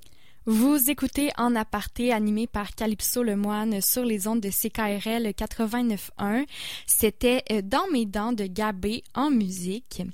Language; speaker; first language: French; native; French